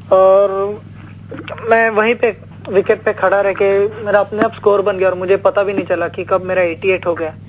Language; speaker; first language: Hindi; non-native, local second language; Marathi